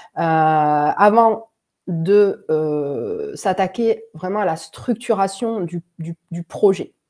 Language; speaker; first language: French; native; French